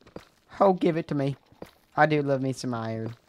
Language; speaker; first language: English; native; English